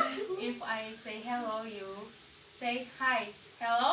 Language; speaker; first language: English; non-native, learner; Indonesian